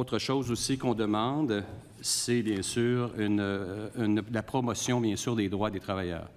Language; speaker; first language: French; native; French